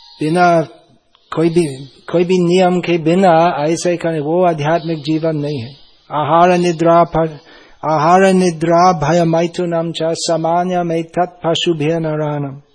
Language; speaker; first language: Hindi; non-native, fluent; English